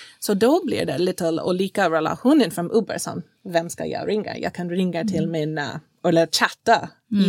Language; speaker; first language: Swedish; non-native, fluent; English